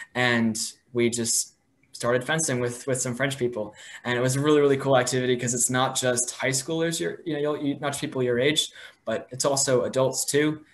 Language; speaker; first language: English; native; English